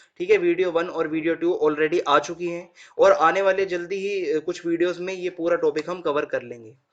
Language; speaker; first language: Hindi; native; Hindi